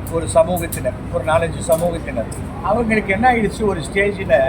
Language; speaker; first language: Tamil; native; Tamil